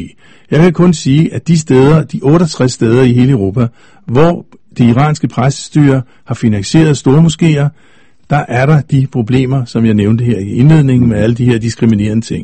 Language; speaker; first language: Danish; native; Danish